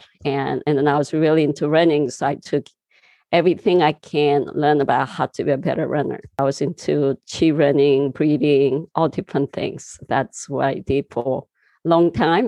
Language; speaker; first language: English; non-native, fluent; Korean